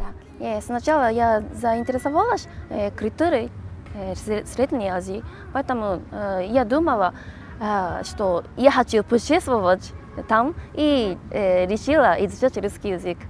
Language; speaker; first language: Russian; non-native, learner; Japanese